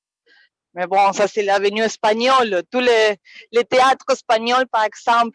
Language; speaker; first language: French; non-native, fluent; Spanish